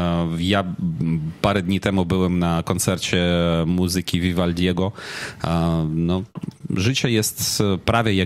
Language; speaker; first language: Polish; non-native, fluent; Ukrainian